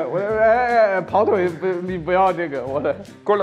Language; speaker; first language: Chinese; non-native, fluent; German